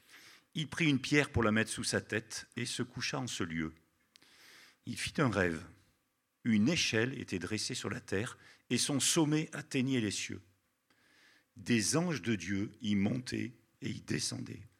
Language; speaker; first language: French; native; French